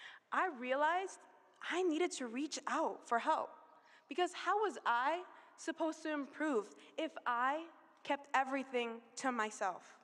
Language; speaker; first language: English; early bilingual, other home language; Spanish